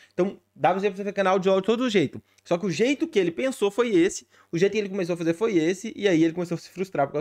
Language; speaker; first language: Portuguese; native; Portuguese